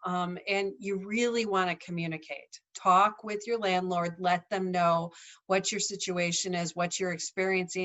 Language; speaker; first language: English; native; English